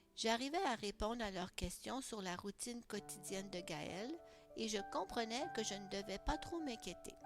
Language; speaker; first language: French; native; French